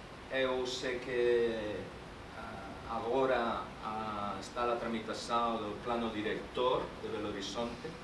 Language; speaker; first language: Portuguese; non-native, learner; Spanish